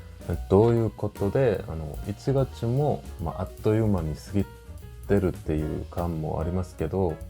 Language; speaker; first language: Japanese; non-native, fluent; Korean